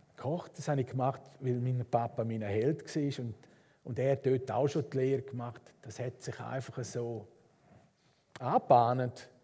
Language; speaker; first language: German; native; German